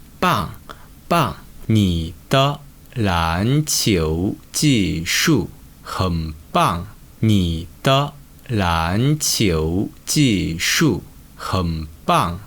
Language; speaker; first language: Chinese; non-native, fluent; Korean